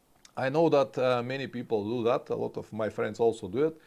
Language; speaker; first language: English; non-native, fluent; Bulgarian